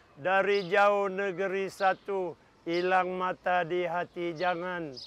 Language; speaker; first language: Malay; native; Malay